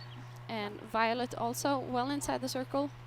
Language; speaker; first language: English; non-native, fluent; Norwegian